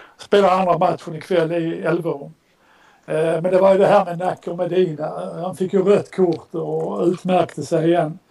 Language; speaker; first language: Swedish; native; Swedish